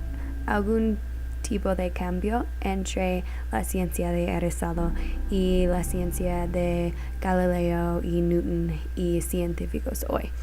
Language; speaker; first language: Spanish; non-native, learner; English